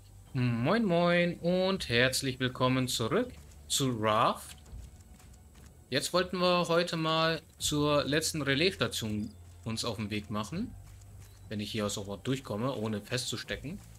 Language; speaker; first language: German; native; German